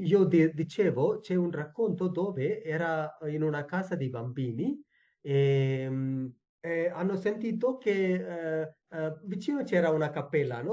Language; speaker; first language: Italian; non-native, fluent; Tamil